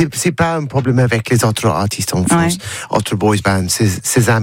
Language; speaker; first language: French; non-native, learner; English